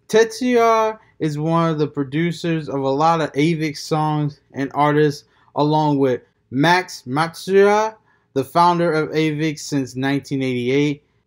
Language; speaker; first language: English; native; English